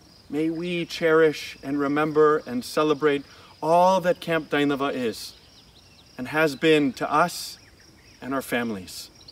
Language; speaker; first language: English; early bilingual, other home language; Lithuanian